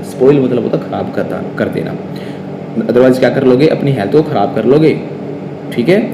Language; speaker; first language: Hindi; native; Hindi